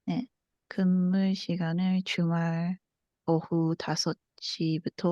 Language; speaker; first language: Korean; non-native, learner; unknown